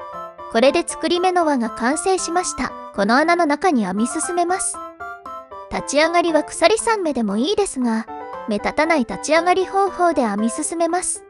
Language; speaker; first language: Japanese; native; Japanese